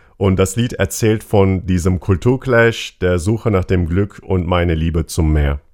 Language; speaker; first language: German; non-native, fluent; Turkish